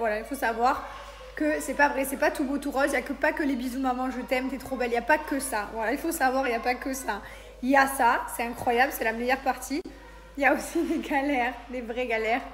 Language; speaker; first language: French; native; French